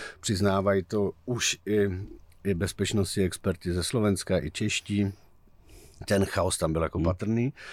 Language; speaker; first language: Czech; native; Czech